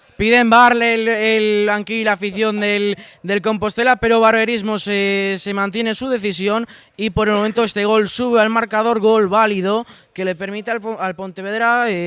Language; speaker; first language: Spanish; non-native, local second language; Galician